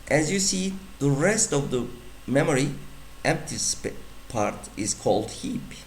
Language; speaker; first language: English; non-native, fluent; Turkish